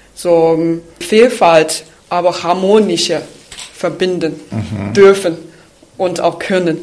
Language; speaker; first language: German; non-native, fluent; Chinese